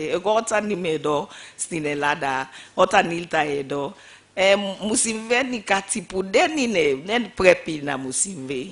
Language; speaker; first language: Greek; non-native, fluent; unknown